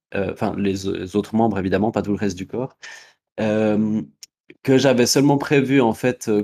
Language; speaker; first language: French; native; French